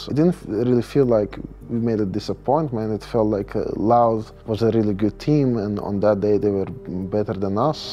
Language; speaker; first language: English; non-native, fluent; Russian